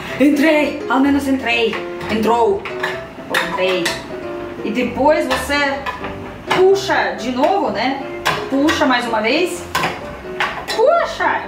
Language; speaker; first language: Portuguese; non-native, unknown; Russian